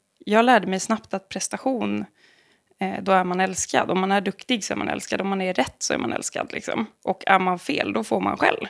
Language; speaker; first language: Swedish; native; Swedish